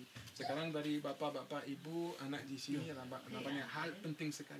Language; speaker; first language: Indonesian; non-native, fluent; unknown